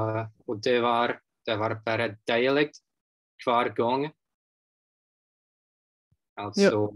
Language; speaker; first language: Norwegian; non-native, fluent; Russian